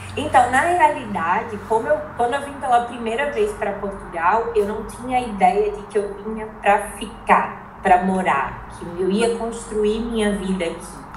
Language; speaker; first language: Portuguese; native; Portuguese